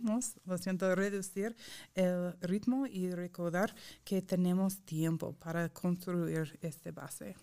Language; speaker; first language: Spanish; non-native, fluent; English